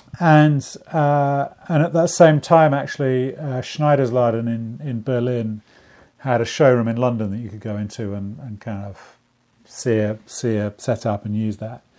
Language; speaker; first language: English; native; English